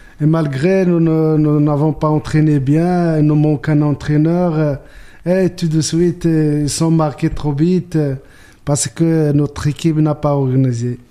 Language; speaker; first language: French; non-native, learner; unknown